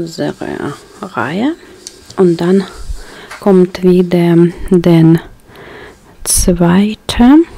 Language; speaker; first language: German; non-native, learner; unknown